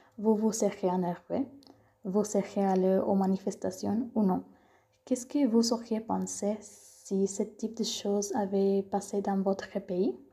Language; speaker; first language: French; non-native, learner; Spanish